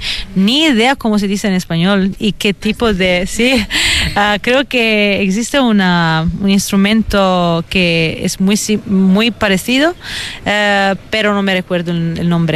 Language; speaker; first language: Spanish; non-native, fluent; Italian